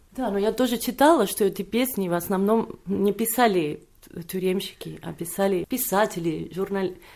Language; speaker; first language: Russian; non-native, fluent; Catalan